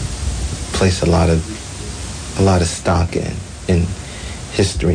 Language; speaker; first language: English; native; English